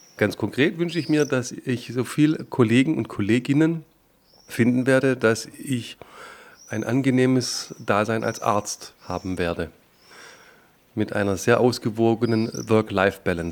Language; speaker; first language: German; native; German